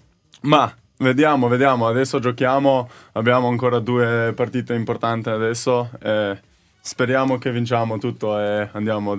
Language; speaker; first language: Italian; non-native, learner; Slovenian